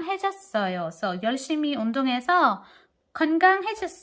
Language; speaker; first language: Korean; non-native, fluent; Filipino